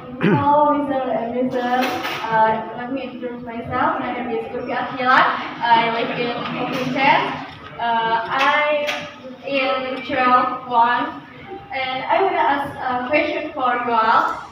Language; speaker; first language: English; non-native, learner; Indonesian